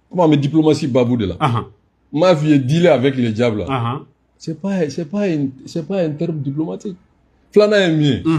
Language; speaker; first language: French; non-native, local second language; Bambara